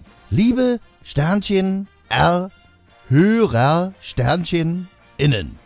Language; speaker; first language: German; native; German